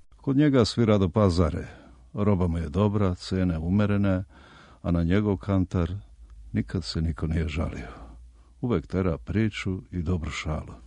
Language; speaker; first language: Serbian; native; Serbian